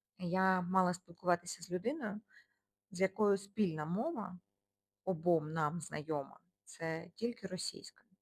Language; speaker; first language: Ukrainian; non-native, local second language; Russian